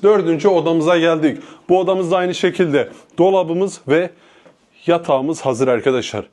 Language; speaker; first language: Turkish; native; Turkish